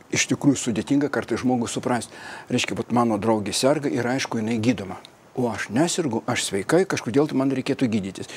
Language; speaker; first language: Lithuanian; non-native, fluent; Russian